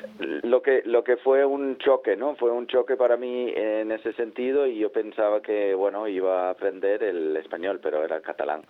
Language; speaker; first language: Spanish; non-native, fluent; Danish